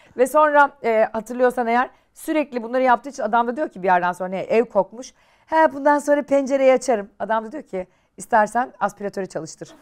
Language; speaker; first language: Turkish; native; Turkish